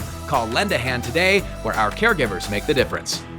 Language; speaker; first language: English; native; English